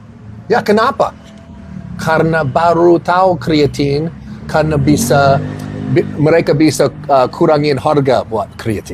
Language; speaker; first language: Indonesian; non-native, learner; English